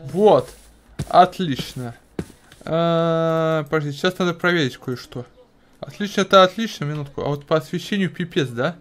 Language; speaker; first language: Russian; native; Russian